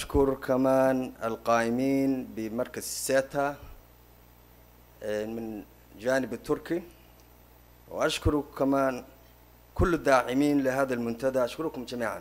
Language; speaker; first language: Arabic; non-native, local second language; Somali